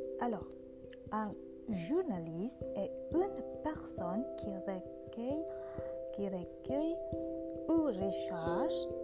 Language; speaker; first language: French; non-native, learner; Indonesian